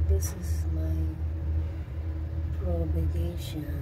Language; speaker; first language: English; non-native, learner; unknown